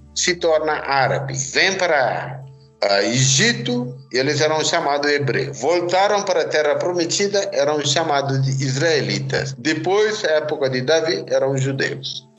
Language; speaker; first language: Portuguese; non-native, fluent; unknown